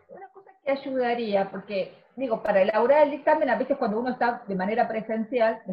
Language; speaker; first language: Spanish; native; Spanish